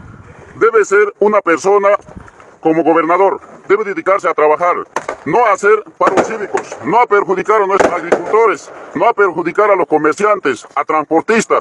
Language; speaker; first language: Spanish; native; Spanish